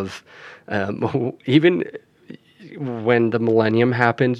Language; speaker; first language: English; native; English